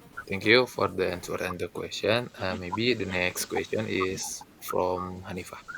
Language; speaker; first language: English; non-native, learner; Indonesian